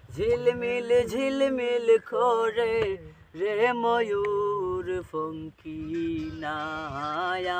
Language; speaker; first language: Bangla; non-native, local second language; Sylheti